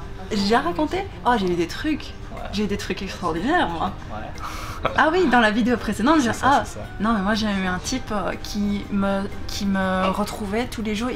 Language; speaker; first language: French; native; French